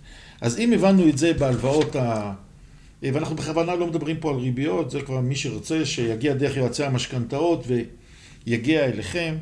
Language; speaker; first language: Hebrew; native; Hebrew